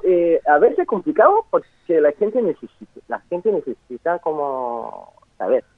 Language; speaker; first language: Spanish; non-native, fluent; French